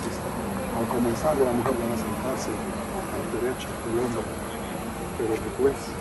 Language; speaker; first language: Spanish; non-native, learner; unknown